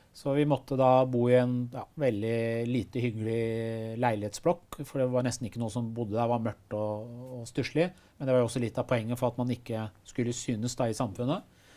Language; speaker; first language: Norwegian; early bilingual, other home language; Persian